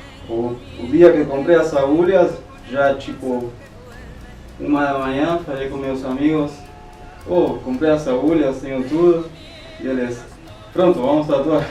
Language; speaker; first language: Portuguese; non-native, fluent; Spanish